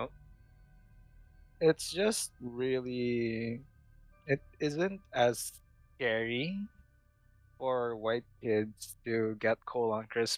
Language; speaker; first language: English; non-native, local second language; Filipino